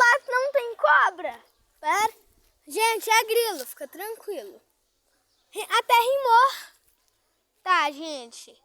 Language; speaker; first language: Portuguese; native; Portuguese